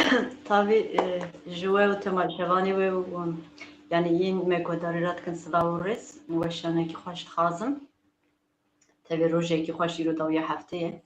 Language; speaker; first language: Kurdish; native; Kurdish